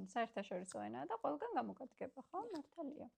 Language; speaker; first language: Georgian; native; Georgian